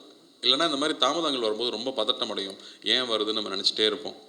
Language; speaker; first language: Tamil; native; Tamil